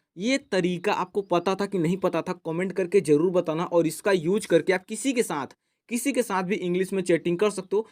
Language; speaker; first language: Hindi; native; Hindi